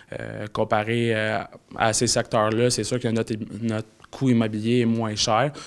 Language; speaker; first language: French; native; French